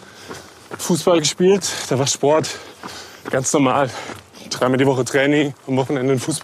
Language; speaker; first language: German; native; German